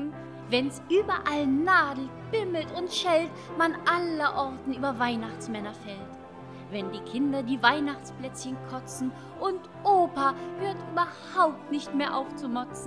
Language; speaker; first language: German; native; German